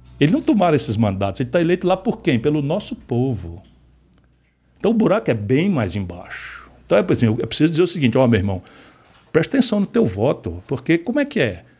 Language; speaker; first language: Portuguese; native; Portuguese